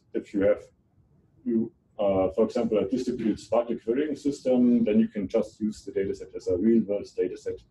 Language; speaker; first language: English; non-native, fluent; German